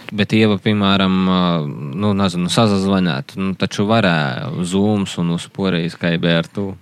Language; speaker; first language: Latvian; native; Latvian